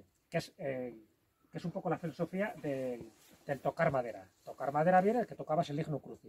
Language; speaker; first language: Spanish; native; Spanish